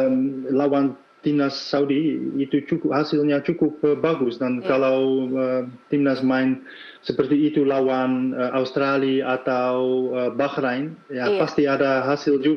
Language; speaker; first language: Indonesian; non-native, fluent; Dutch